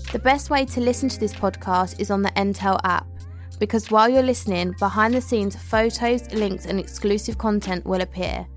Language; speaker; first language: English; native; English